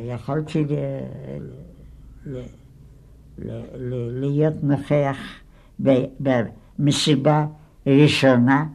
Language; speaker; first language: Hebrew; non-native, fluent; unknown